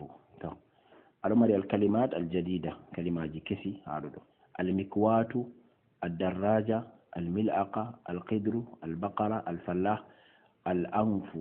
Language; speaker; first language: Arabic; non-native, fluent; Fula